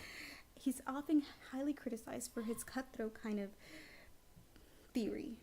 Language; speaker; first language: English; native; English